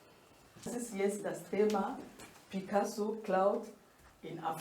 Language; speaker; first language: German; non-native, fluent; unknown